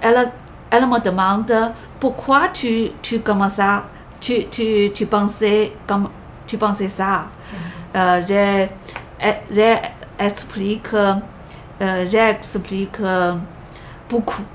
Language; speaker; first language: French; non-native, learner; Chinese